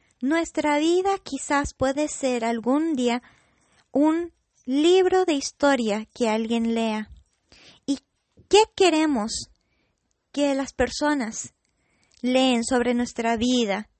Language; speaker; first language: Spanish; non-native, fluent; English